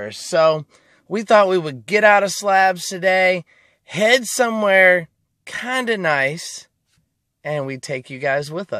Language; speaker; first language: English; native; English